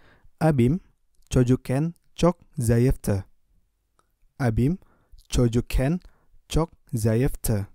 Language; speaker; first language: Turkish; non-native, fluent; Indonesian